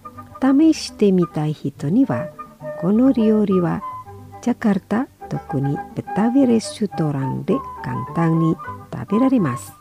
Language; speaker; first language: Japanese; non-native, fluent; Indonesian